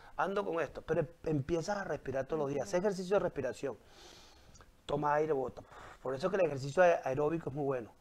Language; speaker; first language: Spanish; native; Spanish